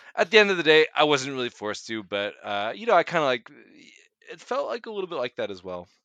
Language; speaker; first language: English; native; English